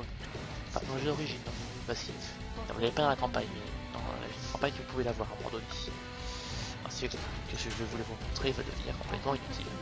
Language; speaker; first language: French; native; French